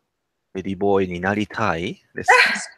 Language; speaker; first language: Japanese; non-native, learner; English